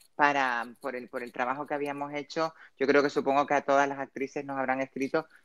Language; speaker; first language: Spanish; native; Spanish